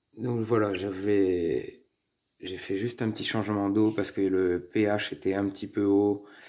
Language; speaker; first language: French; native; French